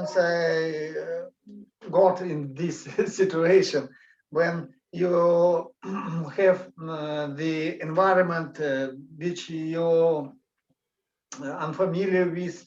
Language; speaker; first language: English; non-native, learner; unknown